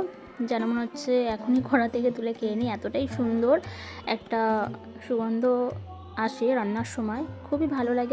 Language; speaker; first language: Bangla; native; Bangla